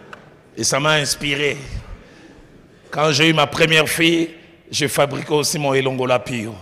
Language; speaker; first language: French; non-native, local second language; Lingala